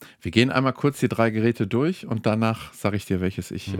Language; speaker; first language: German; native; German